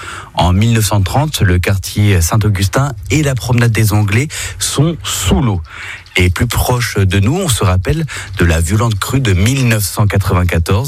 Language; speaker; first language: French; native; French